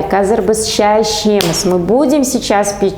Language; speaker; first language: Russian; non-native, local second language; Kazakh